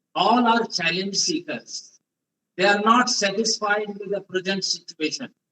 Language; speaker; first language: English; non-native, local second language; Hindi